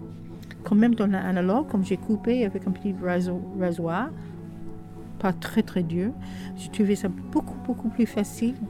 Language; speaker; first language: French; non-native, fluent; English